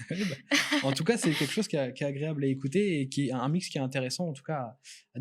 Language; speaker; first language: French; native; French